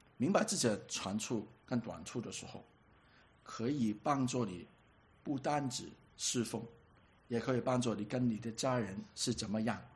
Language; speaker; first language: Chinese; non-native, local second language; Cantonese